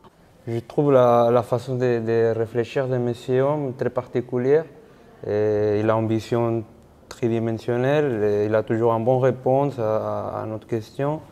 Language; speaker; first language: French; non-native, learner; Spanish